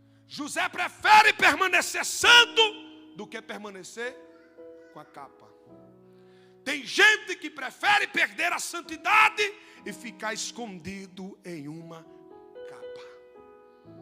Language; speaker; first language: Portuguese; native; Portuguese